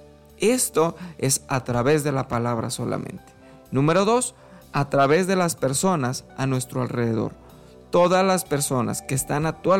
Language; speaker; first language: Spanish; native; Spanish